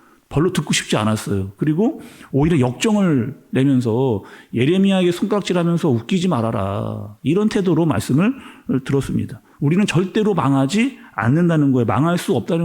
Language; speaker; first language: Korean; native; Korean